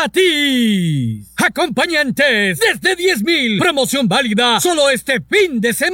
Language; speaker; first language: Spanish; native; Spanish